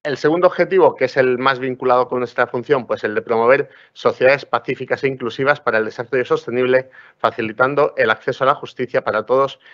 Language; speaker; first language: Spanish; non-native, local second language; Catalan